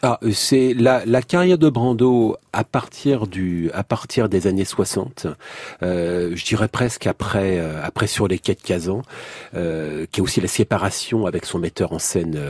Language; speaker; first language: French; native; French